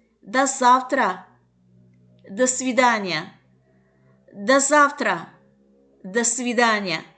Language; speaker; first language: Russian; non-native, fluent; Korean